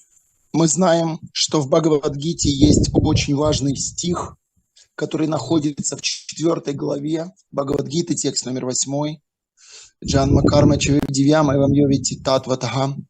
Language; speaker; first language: Russian; native; Russian